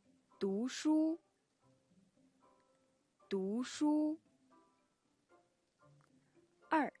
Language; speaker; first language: Chinese; non-native, fluent; Mongolian